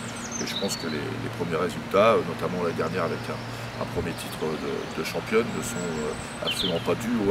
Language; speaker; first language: French; native; French